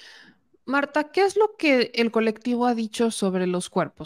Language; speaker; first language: Spanish; native; Spanish